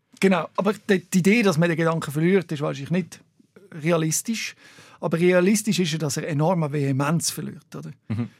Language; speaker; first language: German; native; German